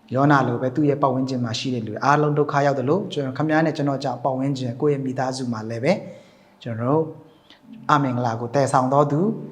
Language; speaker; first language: Burmese; non-native, local second language; Hakha Chin